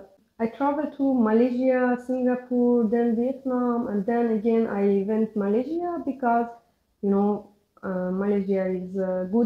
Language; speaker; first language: English; non-native, learner; Persian